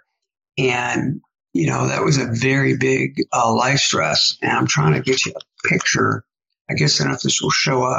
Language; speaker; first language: English; native; English